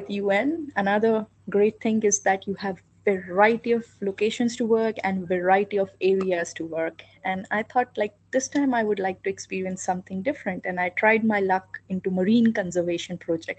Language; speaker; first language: English; non-native, local second language; Hindi